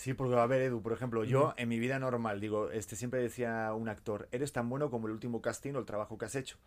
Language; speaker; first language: Spanish; native; Spanish